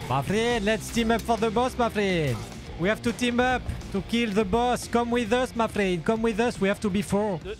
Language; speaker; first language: English; non-native, learner; French